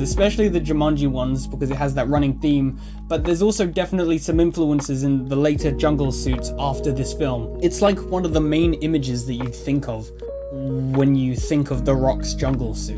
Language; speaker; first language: English; native; English